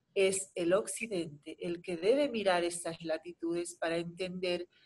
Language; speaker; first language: Spanish; native; Spanish